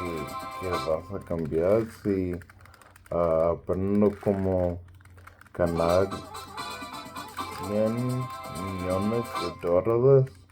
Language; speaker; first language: Spanish; non-native, learner; English